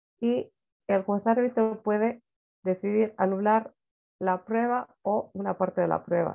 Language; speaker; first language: Spanish; native; Spanish